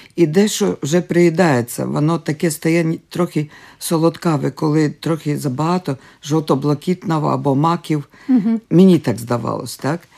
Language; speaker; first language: Ukrainian; early bilingual, other home language; Latvian